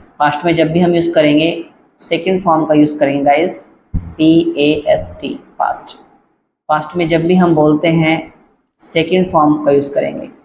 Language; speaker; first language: Hindi; native; Hindi